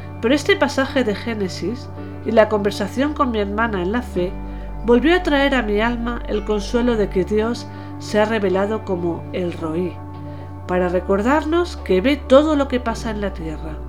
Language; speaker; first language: Spanish; native; Spanish